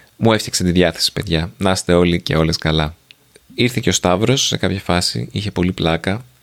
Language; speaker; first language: Greek; native; Greek